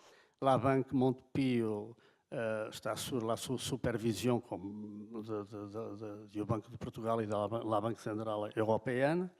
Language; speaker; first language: French; non-native, fluent; Portuguese